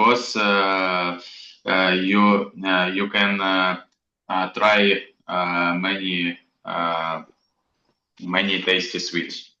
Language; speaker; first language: English; non-native, learner; Russian